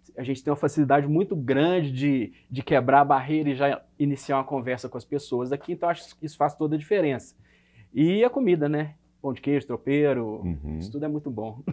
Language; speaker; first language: Portuguese; native; Portuguese